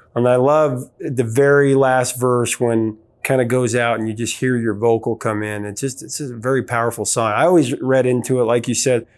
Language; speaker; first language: English; native; English